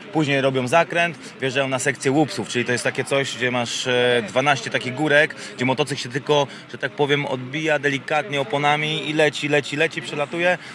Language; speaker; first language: Polish; native; Polish